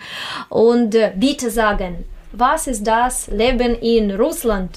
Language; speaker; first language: German; non-native, learner; Russian